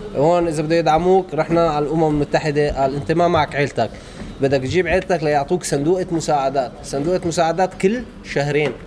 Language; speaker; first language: Arabic; native; Arabic